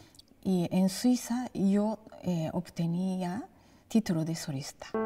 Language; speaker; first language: Spanish; non-native, learner; Japanese